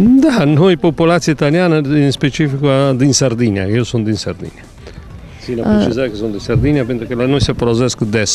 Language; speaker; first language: Romanian; non-native, learner; Italian